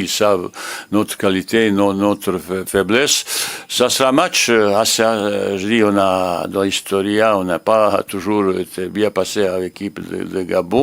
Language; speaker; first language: French; non-native, learner; Bosnian